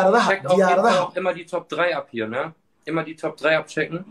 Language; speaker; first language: German; early bilingual, other home language; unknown